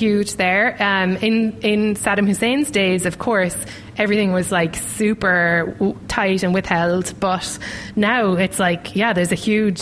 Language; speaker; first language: English; native; English